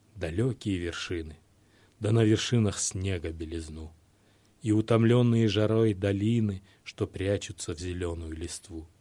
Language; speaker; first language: Kyrgyz; non-native, local second language; Uzbek